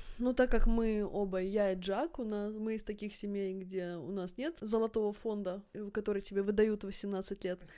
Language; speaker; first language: Russian; native; Russian